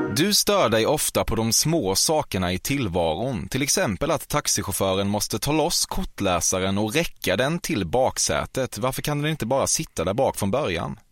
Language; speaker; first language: Swedish; native; Swedish